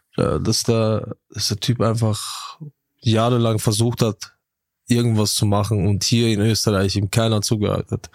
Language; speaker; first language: German; early bilingual, other home language; Turkish